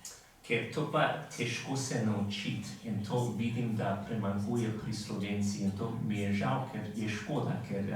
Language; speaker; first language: Slovenian; non-native, fluent; English